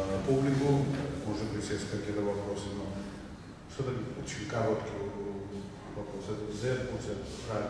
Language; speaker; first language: Russian; non-native, fluent; Georgian